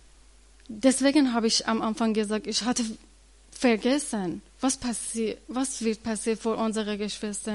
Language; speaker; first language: German; non-native, learner; Persian